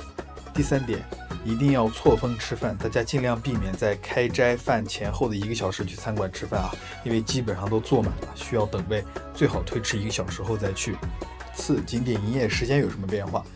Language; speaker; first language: Chinese; native; Chinese